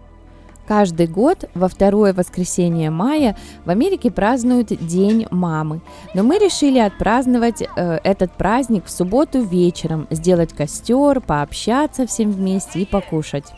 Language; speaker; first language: Russian; native; Russian